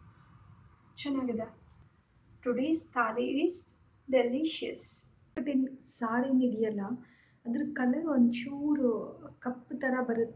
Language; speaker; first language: Kannada; native; Kannada